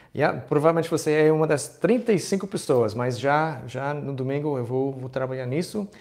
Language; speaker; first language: Portuguese; non-native, fluent; English